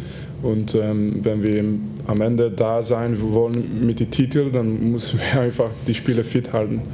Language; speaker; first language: German; non-native, fluent; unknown